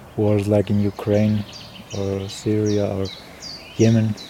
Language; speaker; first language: English; non-native, fluent; German